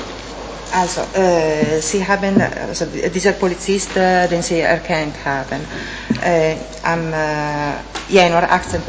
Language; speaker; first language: German; non-native, fluent; Italian